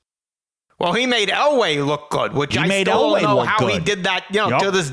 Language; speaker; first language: English; native; English